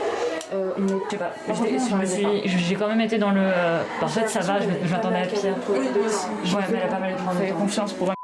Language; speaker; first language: French; native; French